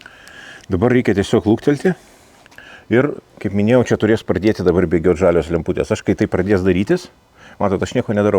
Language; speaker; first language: Lithuanian; native; Lithuanian